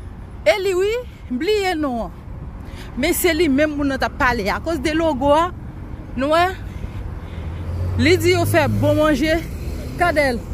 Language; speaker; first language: French; non-native, local second language; Haitian Creole